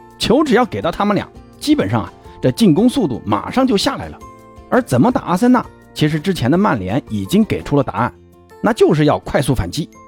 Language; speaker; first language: Chinese; native; Chinese